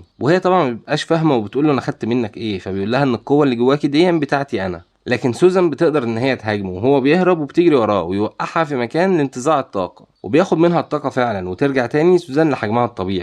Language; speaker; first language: Arabic; native; Arabic